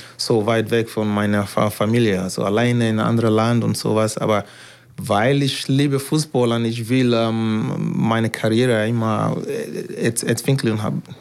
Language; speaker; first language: German; non-native, learner; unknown